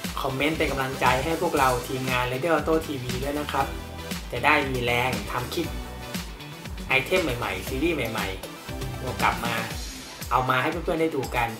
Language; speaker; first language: Thai; native; Thai